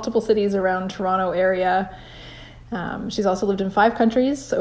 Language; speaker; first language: English; native; English